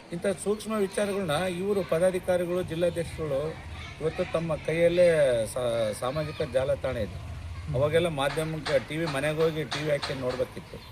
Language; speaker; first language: Kannada; native; Kannada